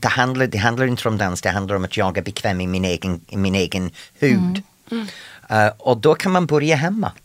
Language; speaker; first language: Swedish; non-native, fluent; English